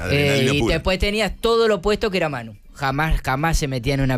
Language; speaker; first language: Spanish; native; Spanish